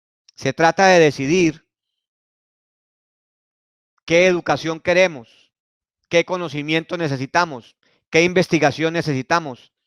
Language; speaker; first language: Spanish; native; Spanish